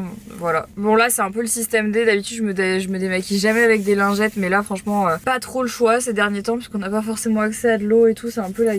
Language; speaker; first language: French; native; French